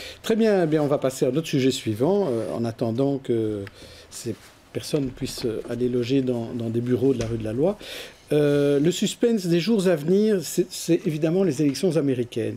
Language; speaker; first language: French; native; French